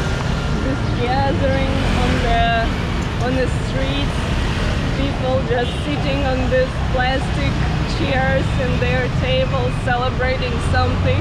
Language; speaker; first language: English; non-native, fluent; Ukrainian